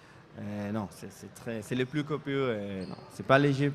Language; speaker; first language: French; non-native, fluent; Spanish